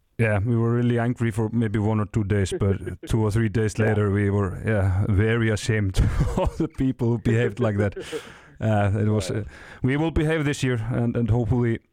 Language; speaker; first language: English; non-native, fluent; Icelandic